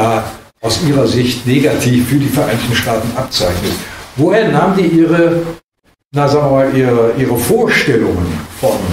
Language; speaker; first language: German; native; German